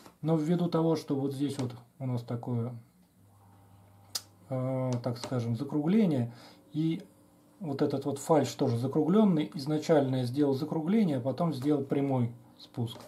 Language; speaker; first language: Russian; native; Russian